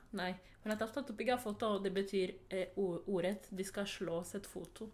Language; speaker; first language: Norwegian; early bilingual, other home language; Swahili